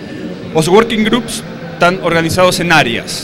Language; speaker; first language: Portuguese; non-native, learner; Spanish